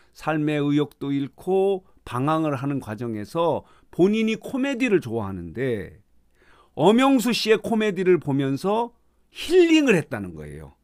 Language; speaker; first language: Korean; native; Korean